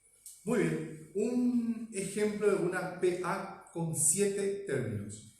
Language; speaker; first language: Spanish; native; Spanish